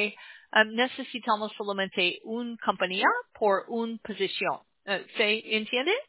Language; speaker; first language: Spanish; non-native, learner; English